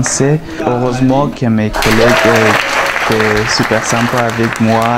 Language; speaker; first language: French; non-native, fluent; Persian